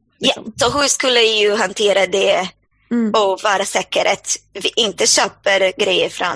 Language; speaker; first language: Swedish; non-native, fluent; Portuguese